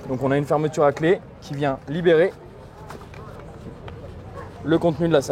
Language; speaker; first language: French; native; French